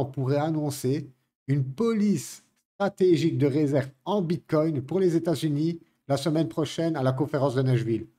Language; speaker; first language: French; native; French